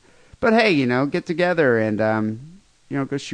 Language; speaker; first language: English; native; English